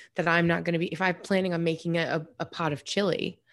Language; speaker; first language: English; native; English